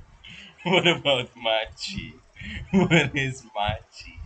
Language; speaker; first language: English; non-native, local second language; Filipino